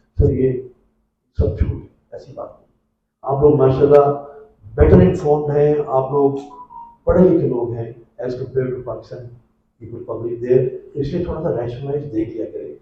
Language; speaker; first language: Urdu; non-native, local second language; Punjabi